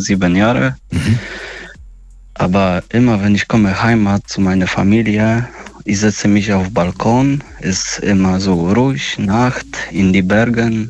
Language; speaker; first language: German; non-native, learner; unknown